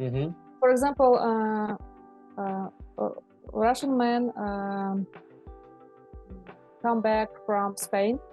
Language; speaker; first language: English; non-native, learner; Russian